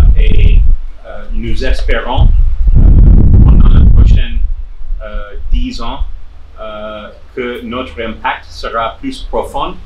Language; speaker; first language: French; non-native, fluent; English